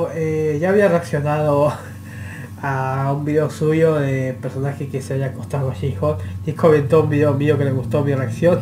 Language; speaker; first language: Spanish; native; Spanish